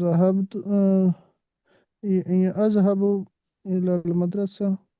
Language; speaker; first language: Arabic; non-native, learner; Urdu